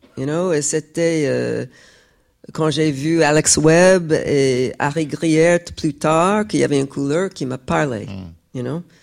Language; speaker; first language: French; non-native, fluent; English